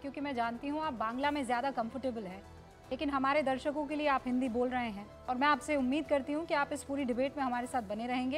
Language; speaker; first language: Hindi; native; Hindi